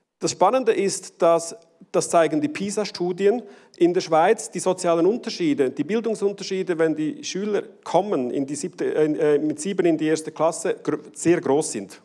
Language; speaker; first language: German; native; German